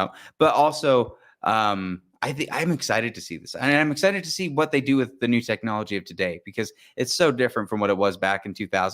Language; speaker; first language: English; native; English